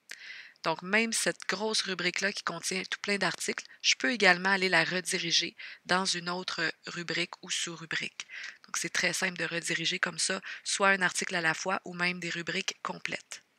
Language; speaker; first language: French; native; French